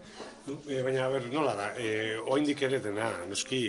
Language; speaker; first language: Basque; native; Basque